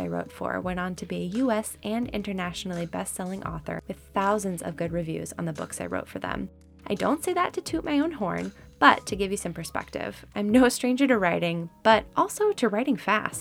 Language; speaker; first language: English; native; English